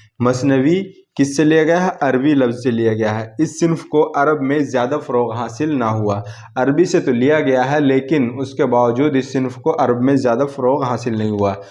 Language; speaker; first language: Urdu; native; Urdu